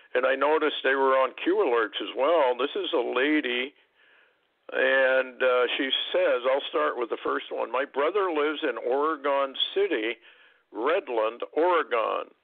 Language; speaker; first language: English; native; English